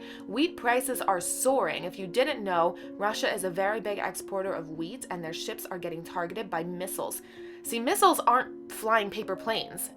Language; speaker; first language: English; native; English